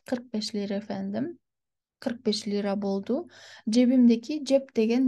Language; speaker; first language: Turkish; non-native, fluent; Kyrgyz